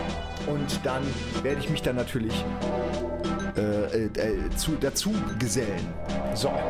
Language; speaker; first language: German; native; German